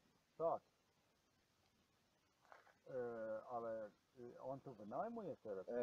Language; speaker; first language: Polish; non-native, learner; Croatian